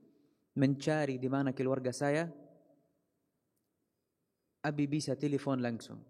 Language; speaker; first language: Indonesian; non-native, fluent; Arabic